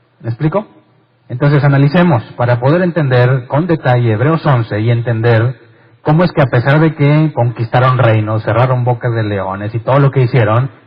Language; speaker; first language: Spanish; native; Spanish